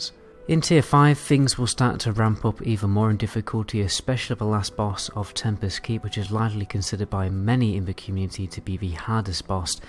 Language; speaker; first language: English; native; English